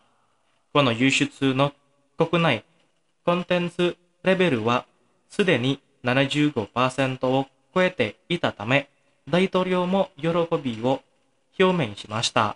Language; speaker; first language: Japanese; non-native, fluent; Indonesian